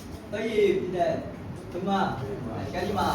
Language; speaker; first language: Arabic; non-native, learner; Malay